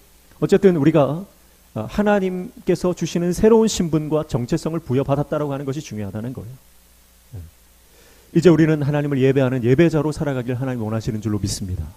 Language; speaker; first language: Korean; native; Korean